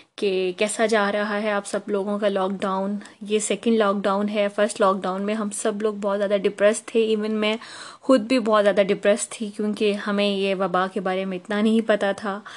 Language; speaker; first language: Urdu; native; Urdu